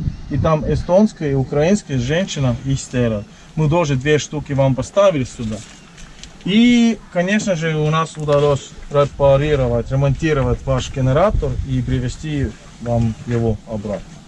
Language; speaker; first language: Russian; non-native, learner; Estonian